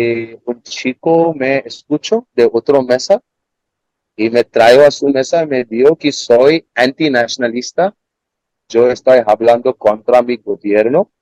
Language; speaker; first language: Spanish; non-native, learner; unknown